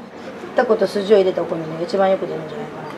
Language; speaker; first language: Japanese; native; Japanese